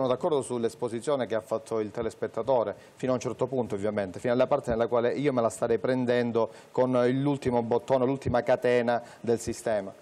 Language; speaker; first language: Italian; native; Italian